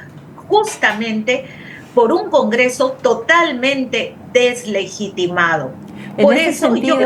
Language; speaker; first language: Spanish; native; Spanish